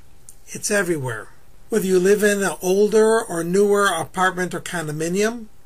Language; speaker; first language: English; native; English